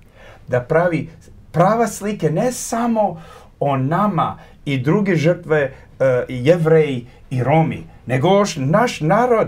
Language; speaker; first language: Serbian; early bilingual, heritage; Croatian